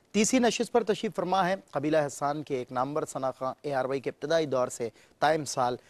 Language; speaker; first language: Urdu; native; Urdu